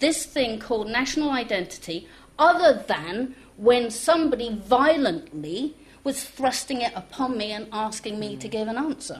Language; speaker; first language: English; non-native, local second language; French